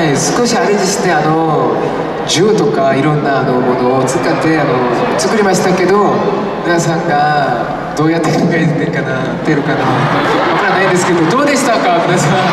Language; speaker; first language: Japanese; non-native, learner; Korean